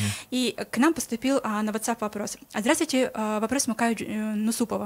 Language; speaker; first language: Russian; non-native, local second language; Kyrgyz